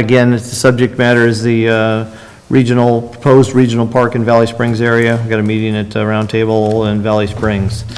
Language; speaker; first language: English; native; English